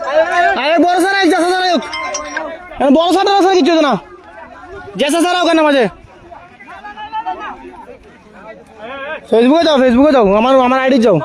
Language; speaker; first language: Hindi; non-native, learner; Bangla